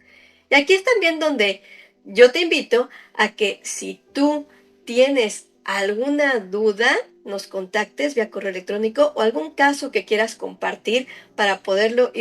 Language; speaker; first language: Spanish; native; Spanish